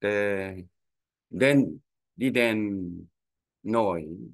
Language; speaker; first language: Vietnamese; non-native, learner; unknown